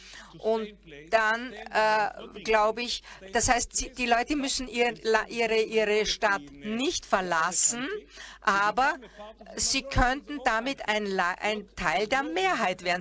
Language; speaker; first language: German; non-native, fluent; Hebrew